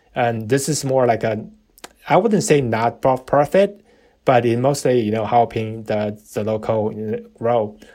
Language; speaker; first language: English; non-native, fluent; Chinese